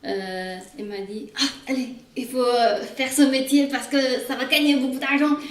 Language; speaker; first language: French; non-native, fluent; Chinese